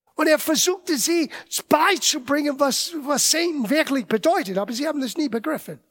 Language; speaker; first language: German; non-native, fluent; English